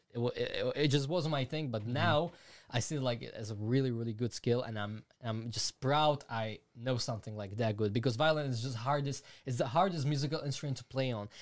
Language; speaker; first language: English; non-native, fluent; Slovak